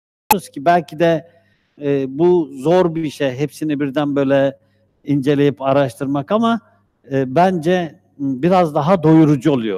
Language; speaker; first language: Turkish; native; Turkish